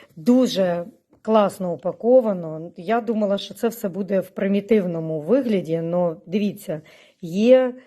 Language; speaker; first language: Ukrainian; non-native, local second language; Russian